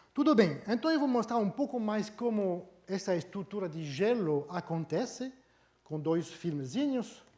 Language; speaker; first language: Portuguese; non-native, fluent; French